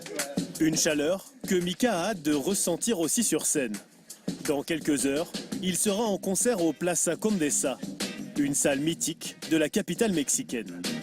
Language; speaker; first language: French; native; French